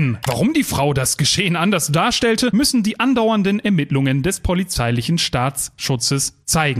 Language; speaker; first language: German; native; German